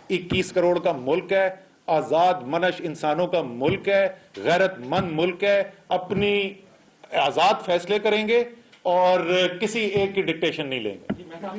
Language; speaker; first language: Urdu; native; Urdu